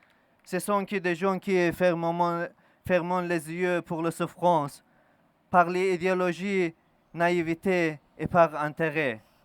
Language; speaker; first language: French; non-native, learner; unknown